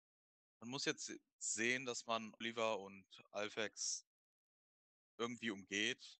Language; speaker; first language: German; native; German